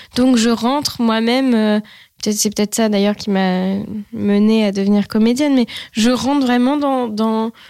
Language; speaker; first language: French; native; French